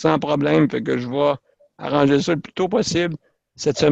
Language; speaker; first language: French; native; French